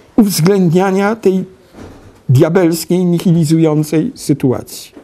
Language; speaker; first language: Polish; native; Polish